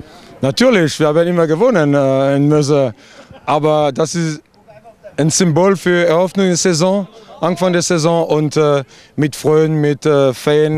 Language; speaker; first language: German; non-native, learner; French